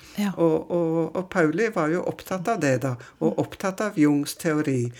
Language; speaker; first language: Norwegian; native; Norwegian